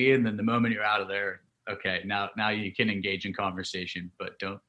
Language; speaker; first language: English; native; English